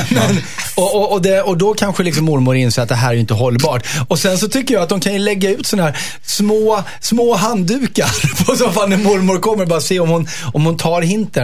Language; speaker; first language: Swedish; native; Swedish